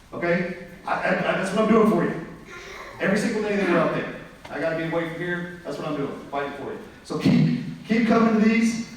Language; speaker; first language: English; native; English